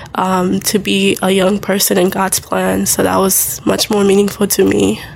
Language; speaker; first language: English; early bilingual, other home language; Haitian Creole